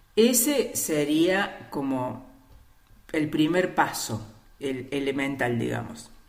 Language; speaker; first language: Spanish; native; Spanish